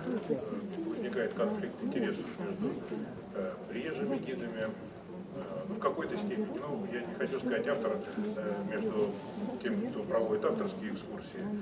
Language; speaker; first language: Russian; native; Russian